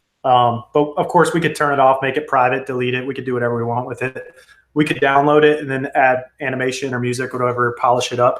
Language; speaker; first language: English; native; English